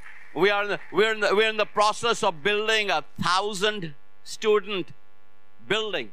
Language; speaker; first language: English; non-native, local second language; Hindi